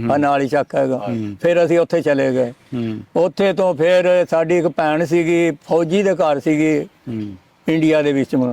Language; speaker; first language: Punjabi; native; Punjabi